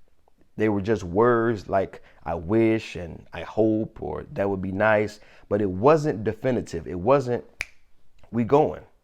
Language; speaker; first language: English; native; English